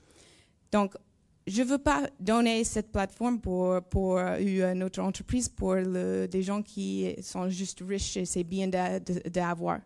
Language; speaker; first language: French; non-native, learner; English